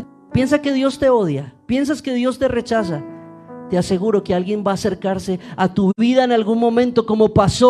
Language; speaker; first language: Spanish; native; Spanish